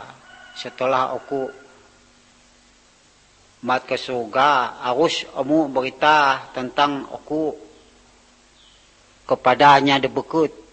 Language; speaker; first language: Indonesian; non-native, local second language; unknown